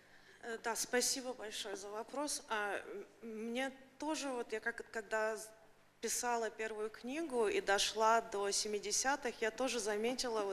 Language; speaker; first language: Russian; early bilingual, heritage; Russian